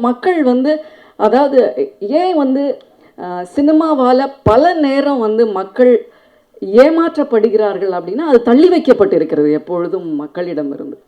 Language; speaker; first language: Tamil; native; Tamil